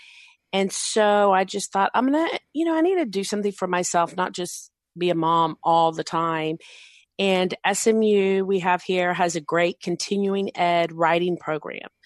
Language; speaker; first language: English; native; English